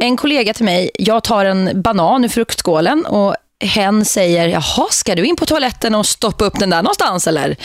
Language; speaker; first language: Swedish; native; Swedish